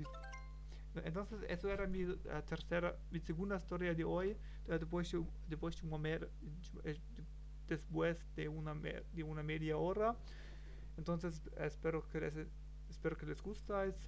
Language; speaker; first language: Spanish; non-native, learner; German